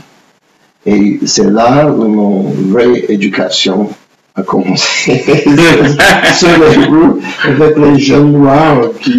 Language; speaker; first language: French; non-native, fluent; English